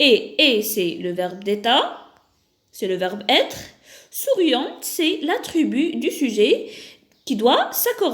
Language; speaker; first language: French; non-native, local second language; Arabic